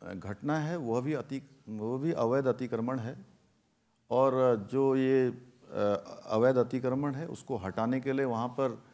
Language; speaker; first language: Hindi; native; Hindi